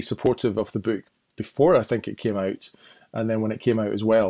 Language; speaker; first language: English; native; English